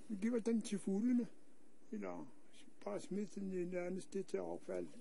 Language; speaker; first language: Danish; non-native, local second language; Kalaallisut